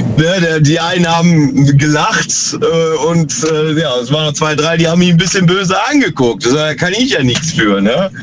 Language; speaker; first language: German; native; German